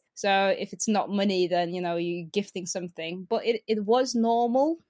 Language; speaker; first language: English; non-native, fluent; Lithuanian